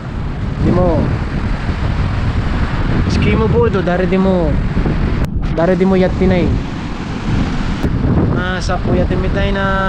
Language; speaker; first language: Japanese; non-native, learner; Bikol